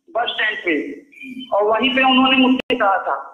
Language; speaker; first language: Hindi; native; Hindi